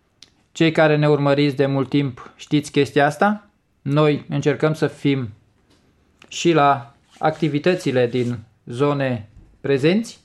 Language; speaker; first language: Romanian; native; Romanian